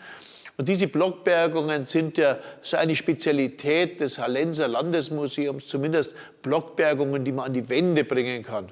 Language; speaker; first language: German; native; German